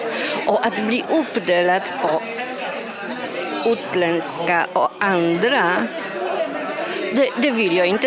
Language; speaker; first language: Swedish; non-native, fluent; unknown